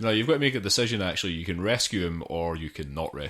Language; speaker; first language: English; native; English